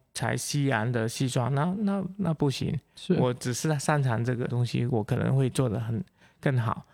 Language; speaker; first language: Chinese; non-native, local second language; Cantonese